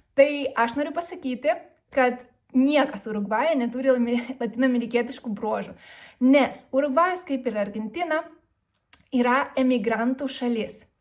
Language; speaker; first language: Lithuanian; early bilingual, other home language; Spanish